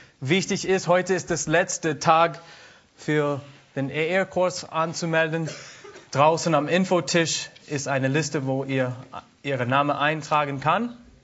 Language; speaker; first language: German; non-native, learner; English